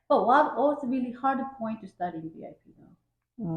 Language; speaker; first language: English; non-native, fluent; Korean